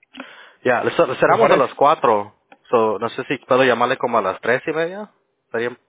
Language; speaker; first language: Spanish; early bilingual, heritage; Spanish